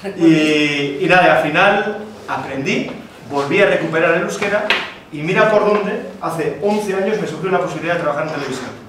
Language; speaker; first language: Spanish; early bilingual, other home language; Basque